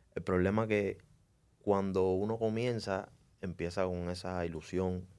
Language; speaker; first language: Spanish; native; Spanish